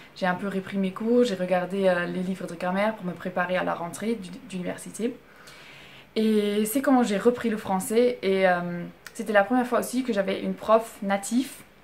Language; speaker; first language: French; non-native, fluent; German